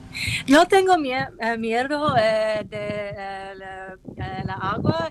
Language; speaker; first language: Spanish; non-native, learner; English